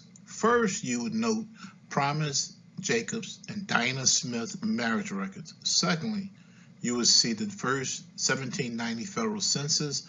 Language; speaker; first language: English; native; English